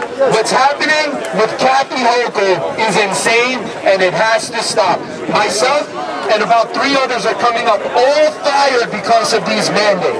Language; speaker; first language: English; native; English